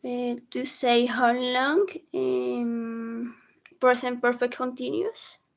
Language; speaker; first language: English; non-native, learner; Spanish